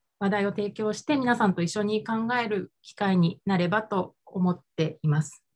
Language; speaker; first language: Japanese; native; Japanese